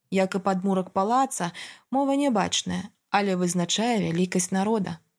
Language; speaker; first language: Belarusian; native; Belarusian